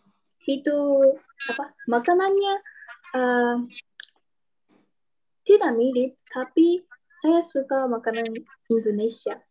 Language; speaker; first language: Indonesian; non-native, learner; Japanese